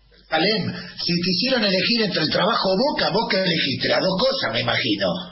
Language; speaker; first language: Spanish; native; Spanish